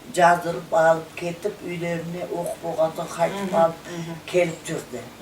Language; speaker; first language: Kazakh; non-native, local second language; Uyghur